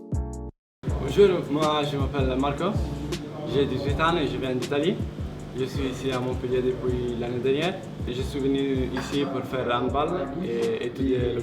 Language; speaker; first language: French; non-native, learner; Italian